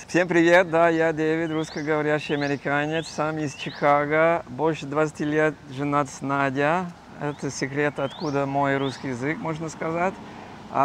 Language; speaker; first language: Russian; non-native, fluent; English